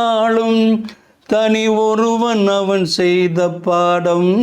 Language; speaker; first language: Tamil; native; Tamil